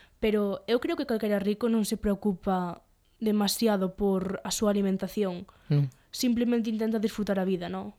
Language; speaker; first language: Galician; non-native, local second language; Spanish